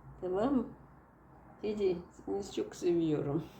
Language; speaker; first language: Turkish; non-native, learner; Russian